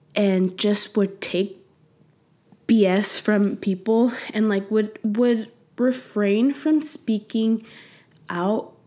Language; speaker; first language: English; early bilingual, other home language; Spanish